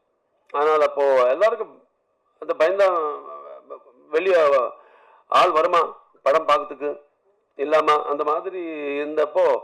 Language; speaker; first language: Tamil; non-native, learner; Telugu